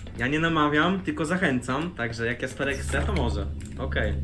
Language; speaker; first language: Polish; native; Polish